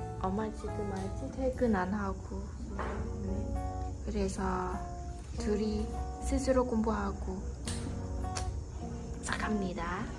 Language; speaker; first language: Korean; non-native, local second language; Vietnamese